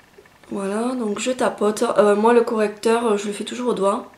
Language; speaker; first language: French; native; French